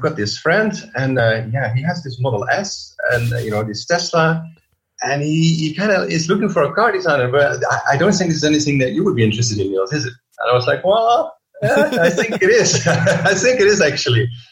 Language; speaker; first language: English; non-native, fluent; Dutch